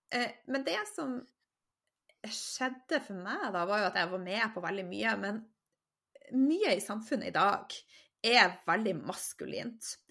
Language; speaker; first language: Norwegian; native; Norwegian